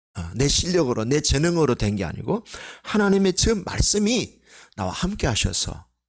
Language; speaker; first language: Korean; native; Korean